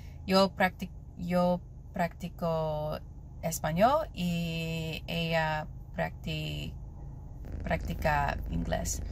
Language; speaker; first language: Spanish; non-native, learner; English